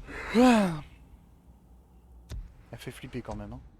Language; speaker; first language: French; native; French